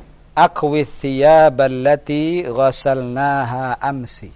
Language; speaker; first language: Arabic; non-native, fluent; Indonesian